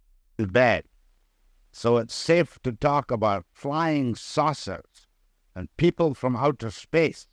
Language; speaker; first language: English; native; English